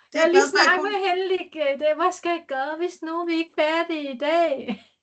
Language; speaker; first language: Danish; non-native, learner; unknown